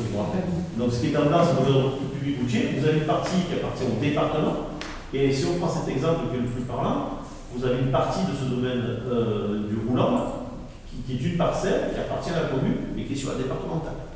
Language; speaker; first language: French; native; French